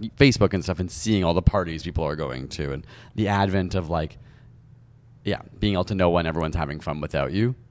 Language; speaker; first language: English; early bilingual, other home language; Hindi